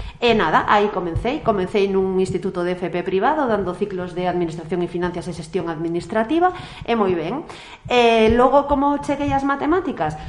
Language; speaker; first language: Galician; non-native, local second language; Spanish